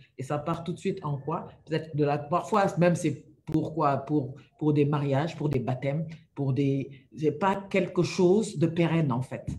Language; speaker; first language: French; non-native, local second language; Wolof